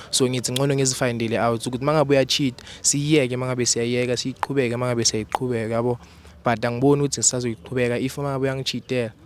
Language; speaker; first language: Zulu; native; Zulu